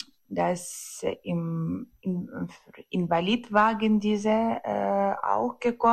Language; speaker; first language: German; non-native, learner; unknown